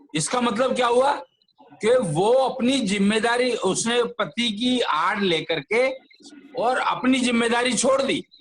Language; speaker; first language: Hindi; native; Hindi